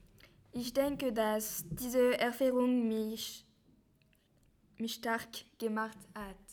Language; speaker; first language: German; non-native, learner; French